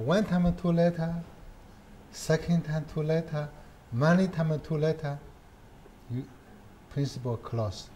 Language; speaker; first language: English; non-native, learner; Chinese